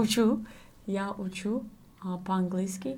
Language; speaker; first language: Russian; non-native, learner; English